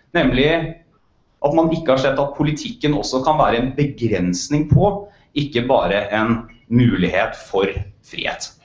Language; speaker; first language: Norwegian; native; Norwegian